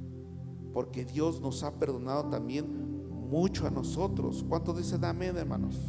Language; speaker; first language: Spanish; native; Spanish